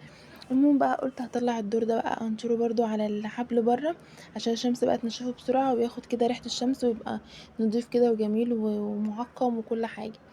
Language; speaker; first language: Arabic; native; Arabic